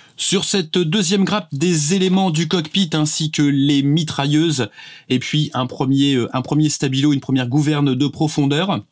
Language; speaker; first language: French; native; French